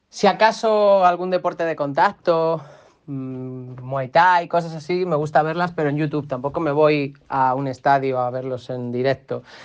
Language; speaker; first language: Spanish; native; Spanish